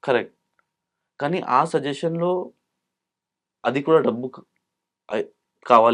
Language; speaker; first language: Telugu; non-native, local second language; Urdu